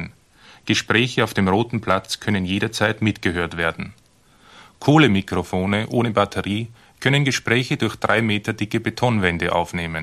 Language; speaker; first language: German; native; German